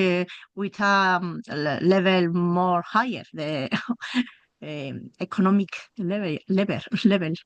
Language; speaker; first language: English; non-native, learner; Spanish